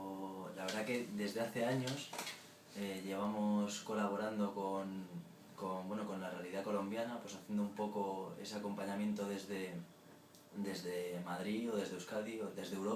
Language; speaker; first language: Spanish; native; Spanish